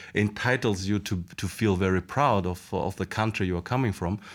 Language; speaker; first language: English; non-native, fluent; Mongolian